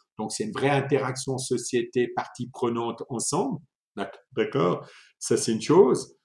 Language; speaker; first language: French; early bilingual, other home language; Italian